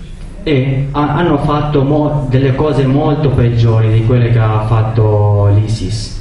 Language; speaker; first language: Italian; non-native, learner; Arabic